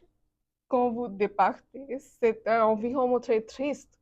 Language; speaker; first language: French; non-native, learner; Bangla